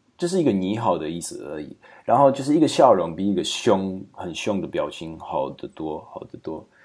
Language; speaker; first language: Chinese; non-native, fluent; Slovak